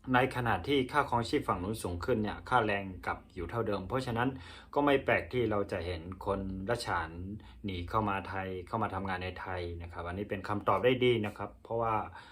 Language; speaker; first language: Thai; native; Thai